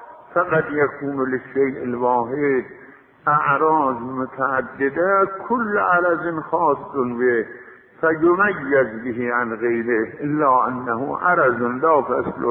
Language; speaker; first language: Arabic; non-native, fluent; Azerbaijani